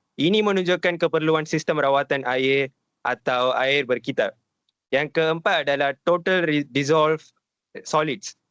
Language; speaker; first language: Malay; non-native, local second language; Tamil